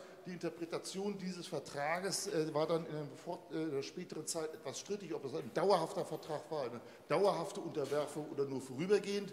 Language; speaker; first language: German; native; German